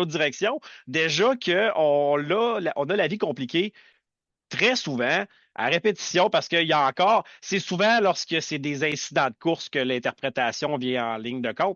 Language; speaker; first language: French; native; French